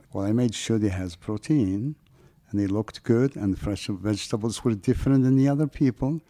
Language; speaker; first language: English; non-native, fluent; French